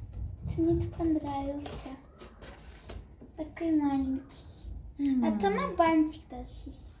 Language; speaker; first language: Russian; non-native, local second language; Azerbaijani